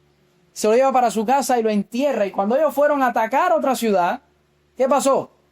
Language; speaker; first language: Spanish; native; Spanish